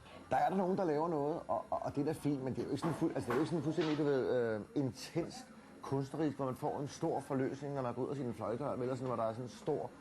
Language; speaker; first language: Danish; native; Danish